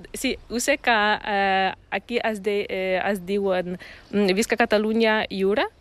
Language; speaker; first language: Catalan; non-native, learner; Ukrainian